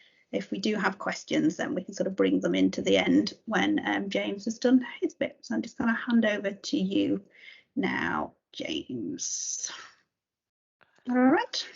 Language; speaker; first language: English; native; English